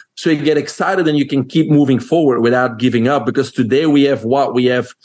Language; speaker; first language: English; non-native, fluent; French